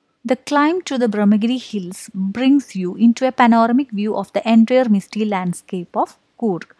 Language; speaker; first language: English; non-native, local second language; Malayalam